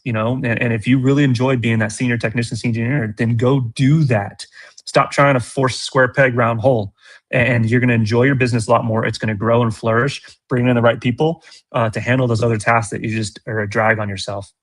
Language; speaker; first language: English; native; English